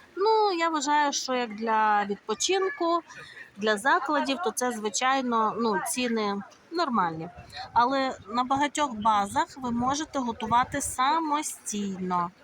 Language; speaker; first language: Ukrainian; native; Ukrainian